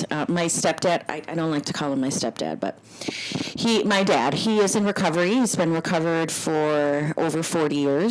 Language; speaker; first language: English; native; English